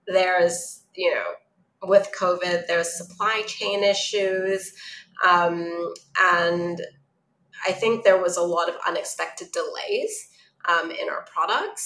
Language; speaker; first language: English; non-native, local second language; Cantonese